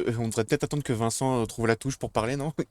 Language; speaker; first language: French; native; French